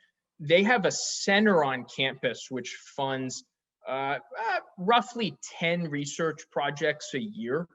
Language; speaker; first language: English; native; English